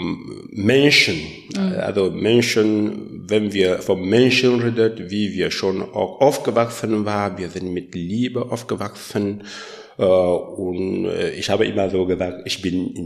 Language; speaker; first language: German; non-native, learner; French